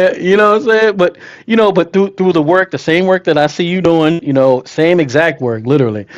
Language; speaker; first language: English; native; English